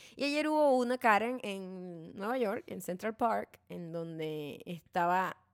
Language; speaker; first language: Spanish; native; Spanish